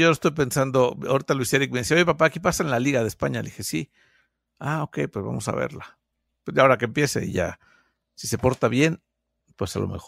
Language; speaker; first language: Spanish; native; Spanish